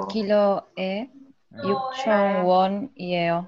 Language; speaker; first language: Korean; non-native, learner; Spanish